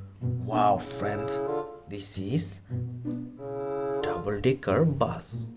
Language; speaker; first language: English; non-native, learner; Indonesian